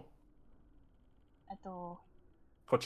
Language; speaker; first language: Japanese; non-native, fluent; Danish